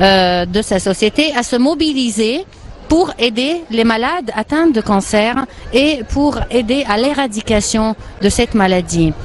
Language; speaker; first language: French; non-native, fluent; Arabic